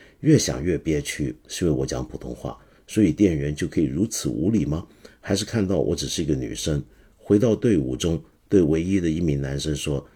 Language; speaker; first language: Chinese; non-native, local second language; Cantonese